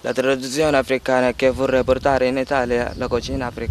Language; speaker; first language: Italian; non-native, learner; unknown